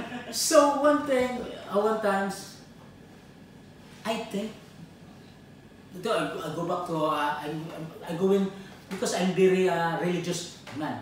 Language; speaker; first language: English; non-native, learner; Filipino